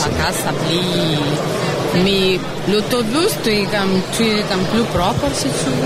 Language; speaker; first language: French; non-native, learner; Russian